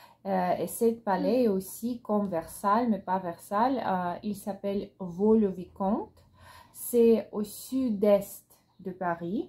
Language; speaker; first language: French; non-native, learner; Russian